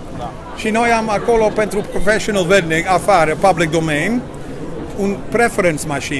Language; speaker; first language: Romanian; non-native, learner; Dutch